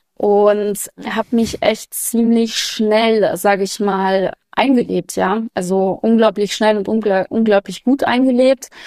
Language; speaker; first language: German; early bilingual, other home language; Russian